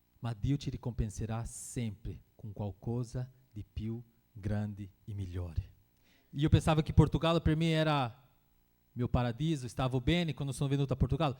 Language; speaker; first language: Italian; non-native, fluent; Portuguese